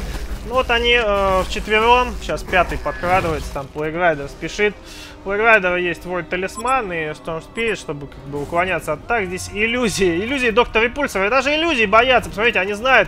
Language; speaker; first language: Russian; native; Russian